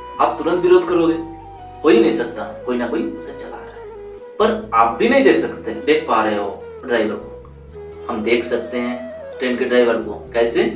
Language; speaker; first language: Hindi; non-native, local second language; Bangla